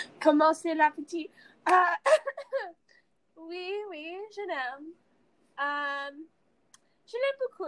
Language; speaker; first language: French; non-native, learner; English